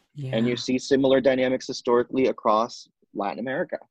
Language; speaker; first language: English; non-native, fluent; Spanish